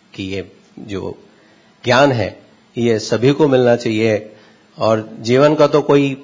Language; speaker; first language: Hindi; native; Hindi